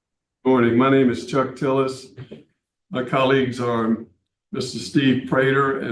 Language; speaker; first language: English; native; English